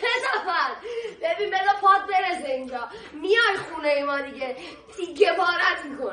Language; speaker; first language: Persian; native; Persian